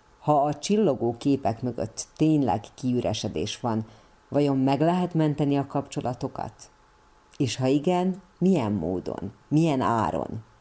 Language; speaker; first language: Hungarian; native; Hungarian